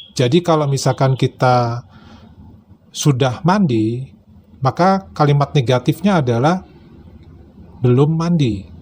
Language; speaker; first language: Indonesian; native; Indonesian